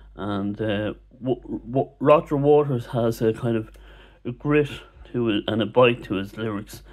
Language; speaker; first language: English; native; English